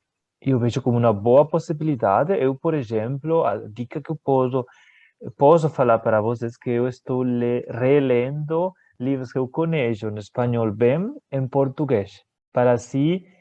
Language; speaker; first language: Portuguese; non-native, fluent; Spanish